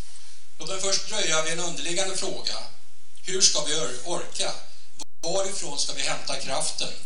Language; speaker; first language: Swedish; native; Swedish